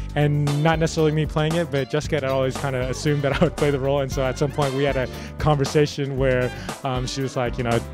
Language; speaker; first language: English; native; English